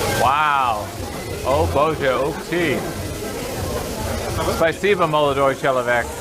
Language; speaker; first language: Russian; non-native, learner; English